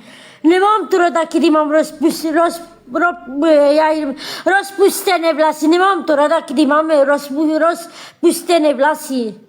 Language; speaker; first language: Slovak; non-native, local second language; Romany